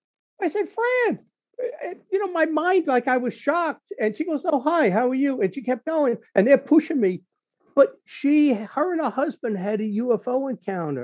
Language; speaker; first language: English; native; English